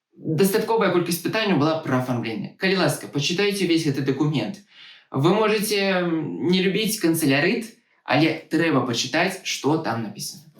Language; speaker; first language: Belarusian; non-native, local second language; Russian